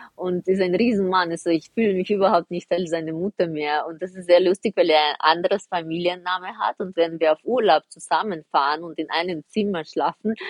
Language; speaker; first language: German; non-native, fluent; Russian